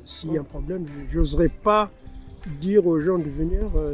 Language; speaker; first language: French; non-native, local second language; Tamasheq